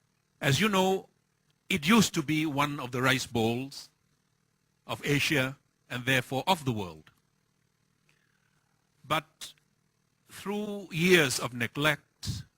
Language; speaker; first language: English; non-native, fluent; Thai